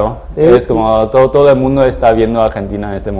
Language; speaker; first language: Spanish; non-native, fluent; Chinese